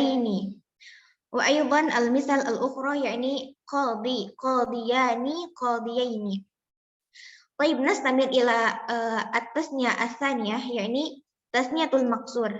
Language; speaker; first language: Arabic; non-native, learner; Indonesian